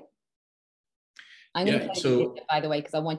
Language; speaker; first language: English; native; English